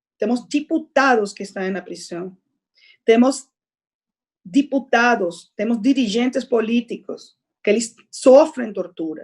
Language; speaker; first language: Portuguese; non-native, fluent; Spanish